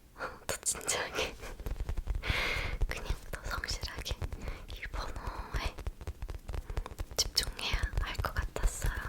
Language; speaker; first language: Korean; non-native, fluent; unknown